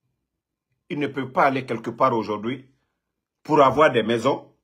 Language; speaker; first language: French; non-native, local second language; Mandingo